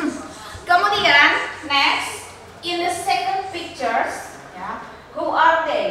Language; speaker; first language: English; non-native, learner; Indonesian